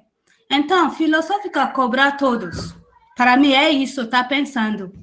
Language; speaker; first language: Portuguese; non-native, learner; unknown